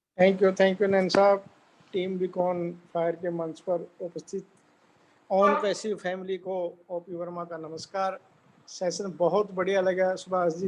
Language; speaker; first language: Hindi; native; Hindi